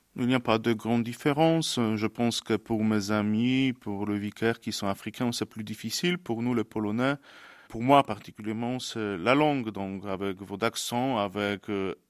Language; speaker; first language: French; non-native, fluent; Polish